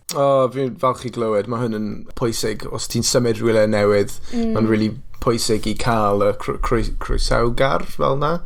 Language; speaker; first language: Welsh; non-native, local second language; English